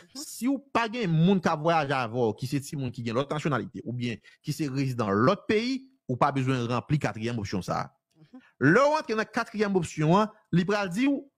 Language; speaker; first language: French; non-native, local second language; Haitian Creole